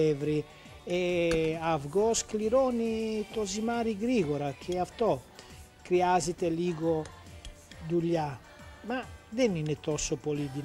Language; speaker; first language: Greek; non-native, learner; Italian